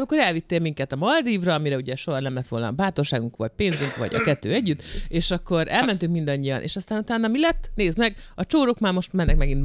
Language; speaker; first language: Hungarian; native; Hungarian